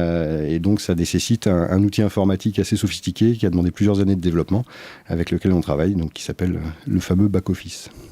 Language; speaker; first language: French; native; French